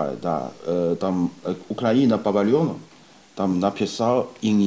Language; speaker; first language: Russian; non-native, learner; Chinese